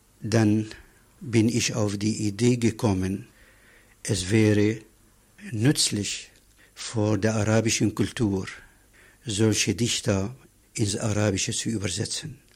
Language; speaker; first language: German; non-native, fluent; Arabic